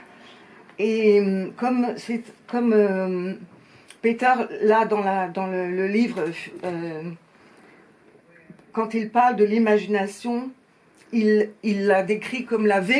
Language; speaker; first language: French; native; French